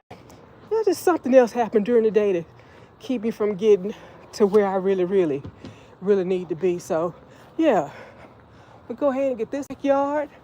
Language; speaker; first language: English; native; English